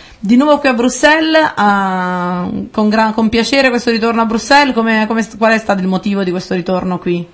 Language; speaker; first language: Italian; native; Italian